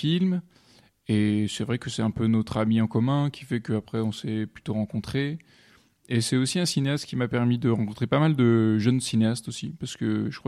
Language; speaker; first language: French; native; French